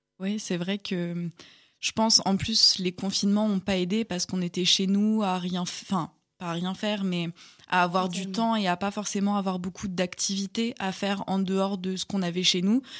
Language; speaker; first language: French; native; French